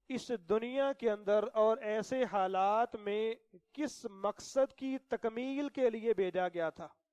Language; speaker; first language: Urdu; non-native, local second language; Punjabi